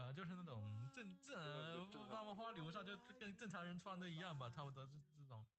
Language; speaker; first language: Chinese; native; Chinese